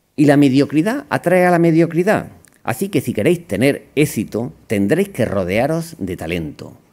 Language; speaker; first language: Spanish; native; Spanish